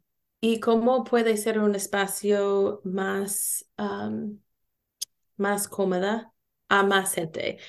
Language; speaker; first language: Spanish; non-native, learner; English